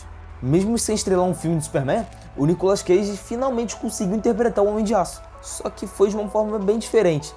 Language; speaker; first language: Portuguese; native; Portuguese